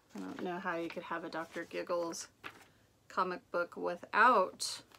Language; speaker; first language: English; native; English